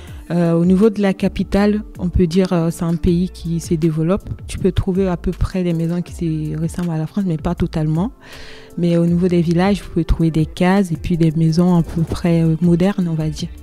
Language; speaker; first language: French; non-native, local second language; Dyula